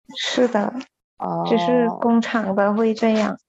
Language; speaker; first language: Chinese; non-native, fluent; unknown